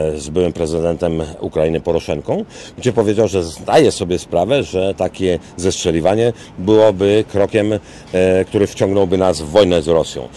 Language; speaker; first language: Polish; native; Polish